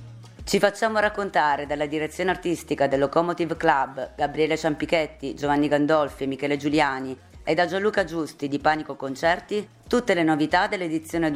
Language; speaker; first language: Italian; native; Italian